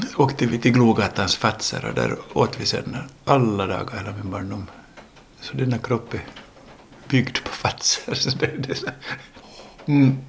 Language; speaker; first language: Swedish; early bilingual, other home language; English